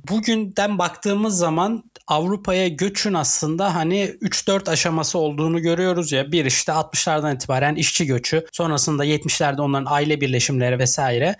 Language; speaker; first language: Turkish; native; Turkish